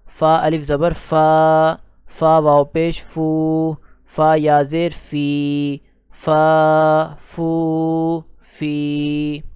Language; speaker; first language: Urdu; native; Urdu